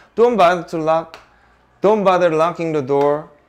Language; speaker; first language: English; non-native, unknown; Korean